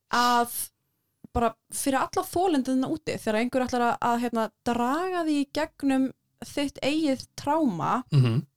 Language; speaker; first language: Icelandic; native; Icelandic